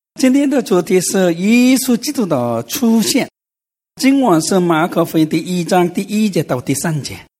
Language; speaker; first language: Chinese; non-native, fluent; Korean